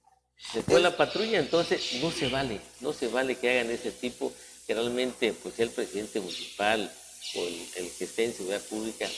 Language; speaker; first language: Spanish; native; Spanish